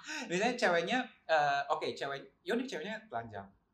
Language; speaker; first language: Indonesian; native; Indonesian